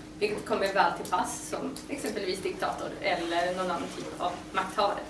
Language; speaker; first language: Swedish; native; Swedish